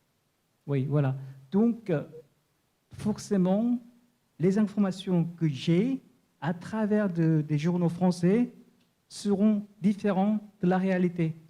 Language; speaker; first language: French; non-native, fluent; Korean